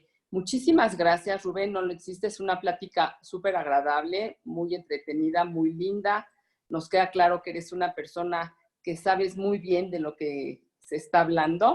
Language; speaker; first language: Spanish; native; Spanish